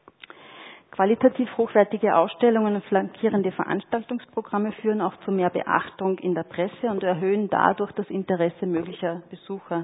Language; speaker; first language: German; native; German